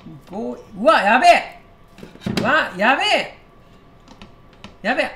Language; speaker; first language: Japanese; native; Japanese